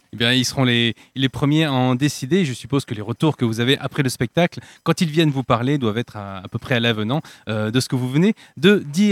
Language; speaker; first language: French; native; French